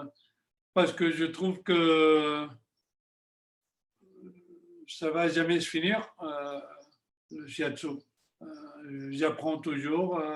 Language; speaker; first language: French; non-native, fluent; Spanish